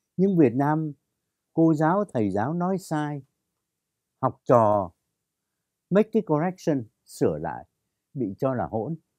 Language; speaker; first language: Vietnamese; native; Vietnamese